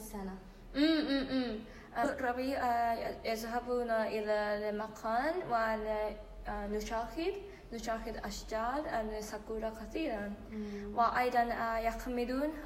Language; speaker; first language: Arabic; non-native, learner; Japanese